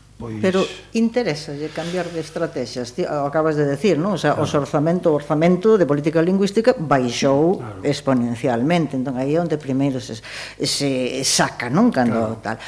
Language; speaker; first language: Galician; early bilingual, heritage; Galician